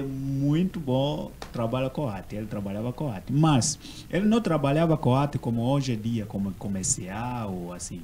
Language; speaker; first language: Portuguese; non-native, learner; Swahili